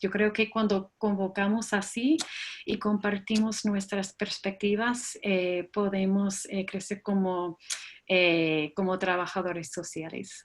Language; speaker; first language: Spanish; non-native, fluent; English